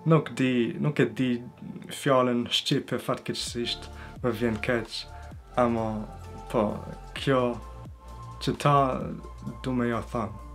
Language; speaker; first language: Albanian; early bilingual, heritage; Albanian